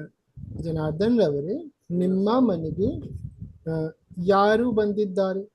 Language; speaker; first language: Kannada; non-native, learner; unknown